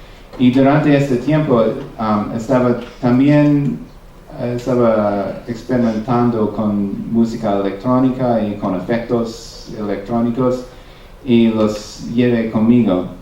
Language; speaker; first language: Spanish; non-native, fluent; English